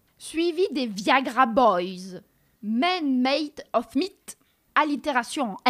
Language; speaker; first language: French; native; French